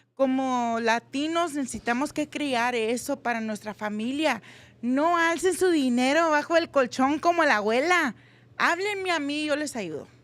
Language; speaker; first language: Spanish; early bilingual, heritage; Spanish